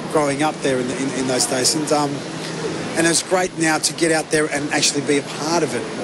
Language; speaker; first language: English; native; English